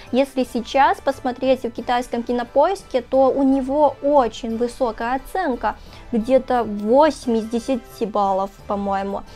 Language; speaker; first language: Russian; non-native, fluent; Chinese